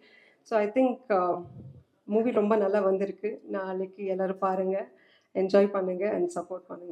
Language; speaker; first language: Tamil; non-native, learner; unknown